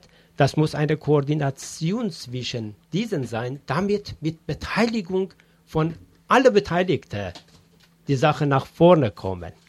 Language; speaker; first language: German; non-native, fluent; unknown